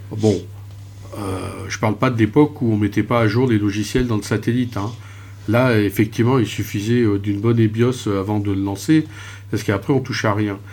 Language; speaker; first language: French; native; French